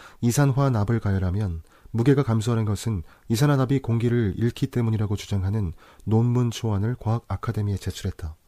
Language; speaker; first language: Korean; native; Korean